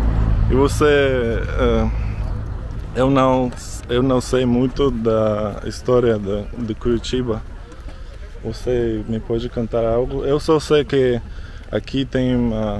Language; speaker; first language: Portuguese; non-native, learner; Russian